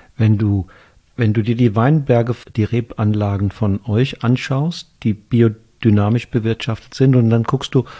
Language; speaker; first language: German; native; German